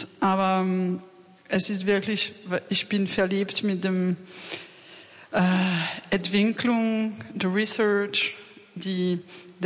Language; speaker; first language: German; non-native, fluent; French